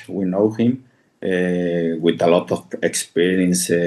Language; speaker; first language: English; non-native, fluent; Spanish